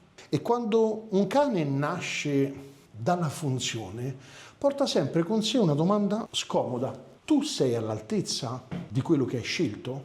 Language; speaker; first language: Italian; native; Italian